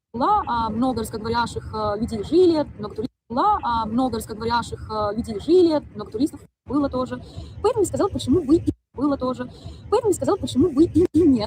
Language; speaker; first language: Russian; non-native, fluent; Greek